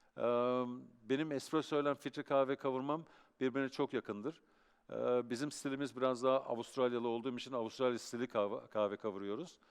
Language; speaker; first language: Turkish; early bilingual, heritage; Turkish